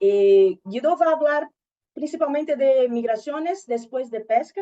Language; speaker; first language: Spanish; non-native, learner; Portuguese